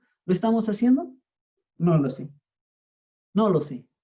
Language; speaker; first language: Spanish; native; Spanish